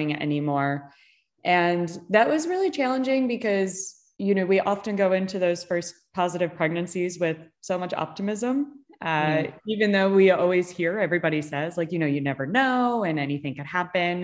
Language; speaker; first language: English; native; English